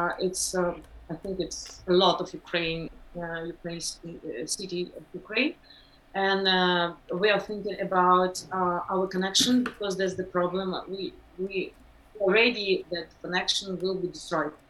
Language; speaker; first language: English; non-native, learner; Ukrainian